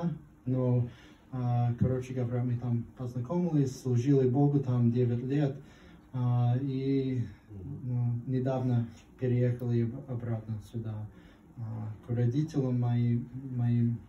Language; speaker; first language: Russian; non-native, fluent; English